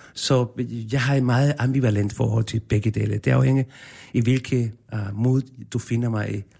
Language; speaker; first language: Danish; non-native, fluent; Spanish